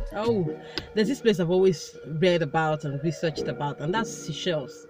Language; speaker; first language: English; non-native, local second language; Igbo